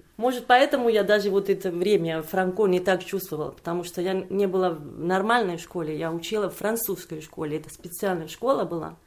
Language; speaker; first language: Russian; non-native, fluent; Catalan